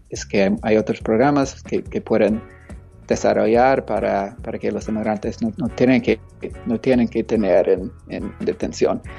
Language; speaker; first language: Spanish; non-native, fluent; English